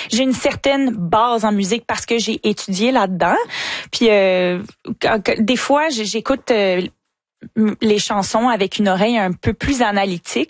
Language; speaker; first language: French; native; French